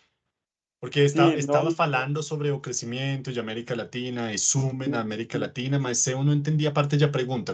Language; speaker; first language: Portuguese; non-native, learner; Spanish